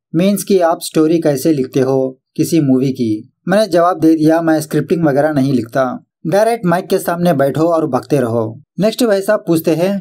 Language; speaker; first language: Hindi; non-native, local second language; Urdu